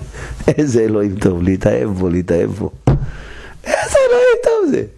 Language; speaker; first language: Hebrew; native; Hebrew